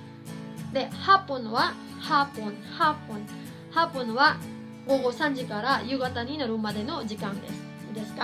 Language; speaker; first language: Japanese; non-native, fluent; Cebuano